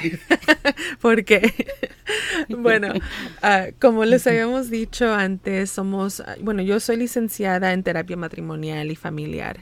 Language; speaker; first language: Spanish; early bilingual, heritage; Spanish